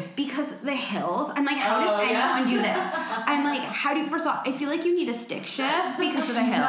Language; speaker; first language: English; native; English